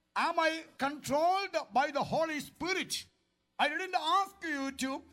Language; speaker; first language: English; non-native, local second language; Malayalam